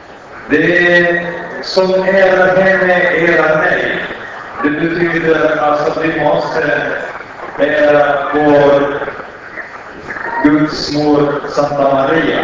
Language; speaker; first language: Swedish; non-native, fluent; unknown